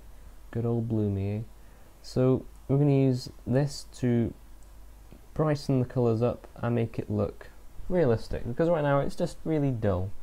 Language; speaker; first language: English; native; English